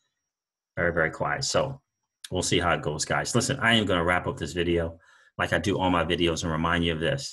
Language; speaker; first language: English; native; English